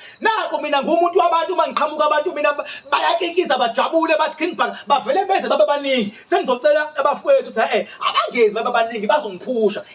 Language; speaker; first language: Zulu; native; Zulu